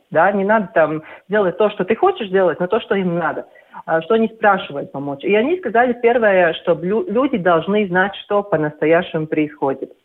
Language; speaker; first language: Russian; non-native, local second language; Latvian